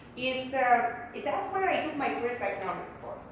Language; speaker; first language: English; early bilingual, other home language; Bulgarian